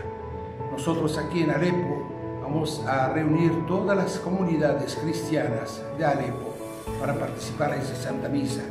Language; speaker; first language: Spanish; non-native, fluent; Arabic